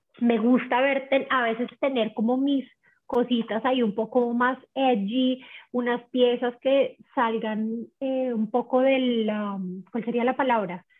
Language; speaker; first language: Spanish; native; Spanish